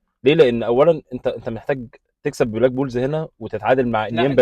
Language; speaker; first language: Arabic; native; Arabic